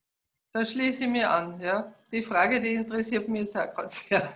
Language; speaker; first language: German; native; German